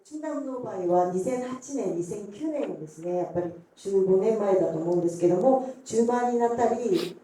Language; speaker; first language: Japanese; non-native, fluent; Korean